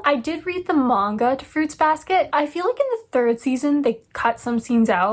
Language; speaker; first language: English; native; English